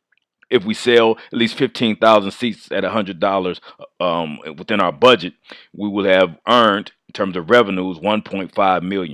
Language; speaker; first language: English; native; English